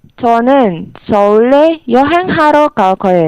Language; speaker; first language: Korean; non-native, learner; Indonesian